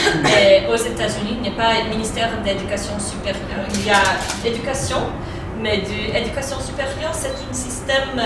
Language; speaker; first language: French; non-native, fluent; English